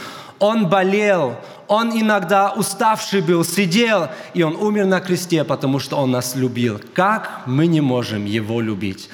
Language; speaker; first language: Russian; early bilingual, heritage; German